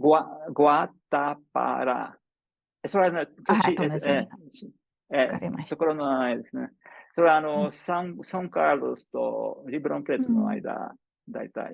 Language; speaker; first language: Japanese; non-native, fluent; English